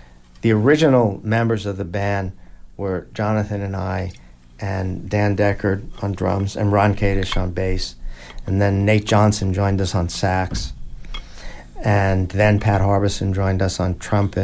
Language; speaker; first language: English; native; English